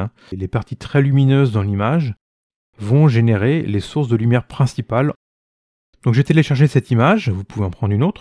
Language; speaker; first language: French; native; French